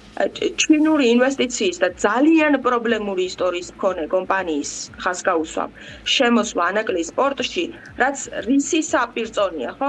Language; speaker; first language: Georgian; native; Georgian